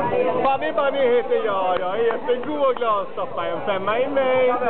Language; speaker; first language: Swedish; native; Swedish